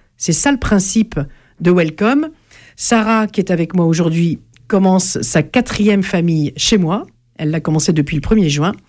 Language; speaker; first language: French; native; French